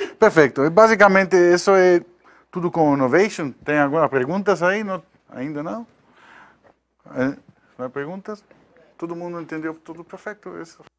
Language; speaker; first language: Portuguese; non-native, learner; Spanish